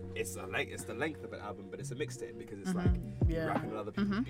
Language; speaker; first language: English; native; English